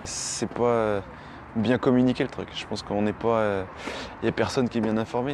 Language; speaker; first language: French; native; French